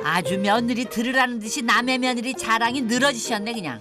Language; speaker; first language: Korean; native; Korean